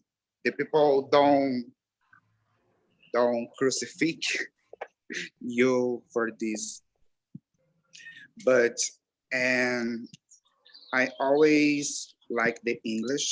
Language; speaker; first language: English; non-native, learner; Portuguese